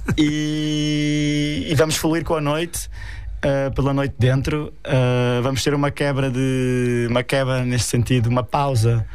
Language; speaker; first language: Portuguese; native; Portuguese